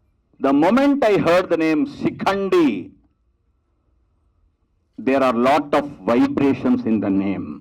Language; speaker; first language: Telugu; native; Telugu